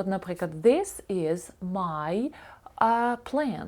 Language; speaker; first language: English; non-native, fluent; Ukrainian